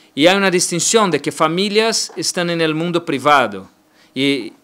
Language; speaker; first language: Spanish; non-native, learner; Portuguese